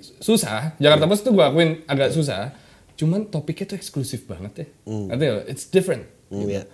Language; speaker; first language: Indonesian; native; Indonesian